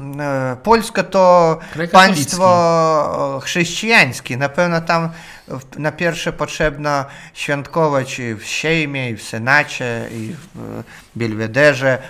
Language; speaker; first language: Polish; non-native, learner; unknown